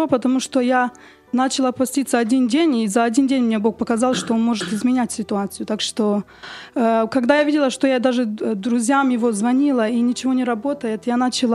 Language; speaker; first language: Russian; early bilingual, heritage; Russian